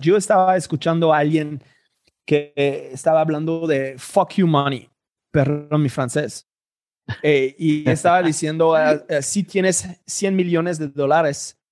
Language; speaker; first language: Spanish; non-native, fluent; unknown